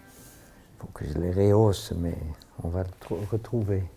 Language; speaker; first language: French; non-native, fluent; Dutch